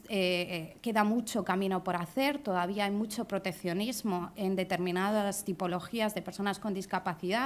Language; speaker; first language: Spanish; native; Spanish